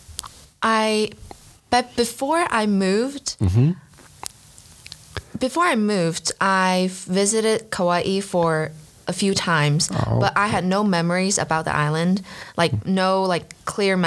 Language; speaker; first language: English; non-native, fluent; Chinese